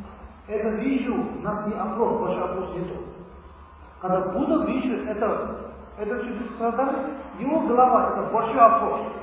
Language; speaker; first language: Russian; non-native, learner; Tibetan